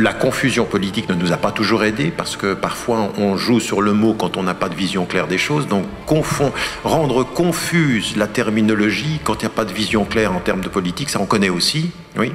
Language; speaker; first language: French; early bilingual, other home language; Arabic